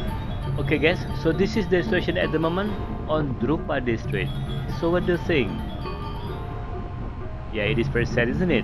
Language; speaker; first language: English; non-native, fluent; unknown